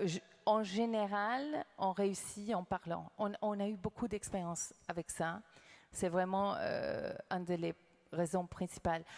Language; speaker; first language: French; non-native, fluent; English